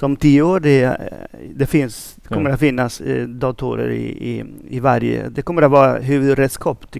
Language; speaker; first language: Swedish; non-native, fluent; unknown